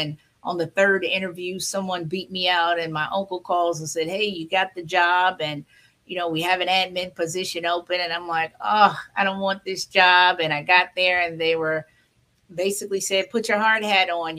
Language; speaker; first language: English; native; English